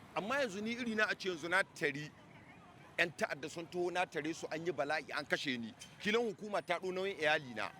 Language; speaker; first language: Hausa; native; Hausa